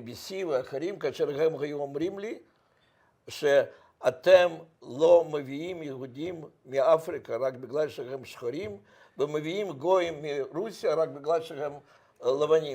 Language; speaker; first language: Hebrew; non-native, fluent; Russian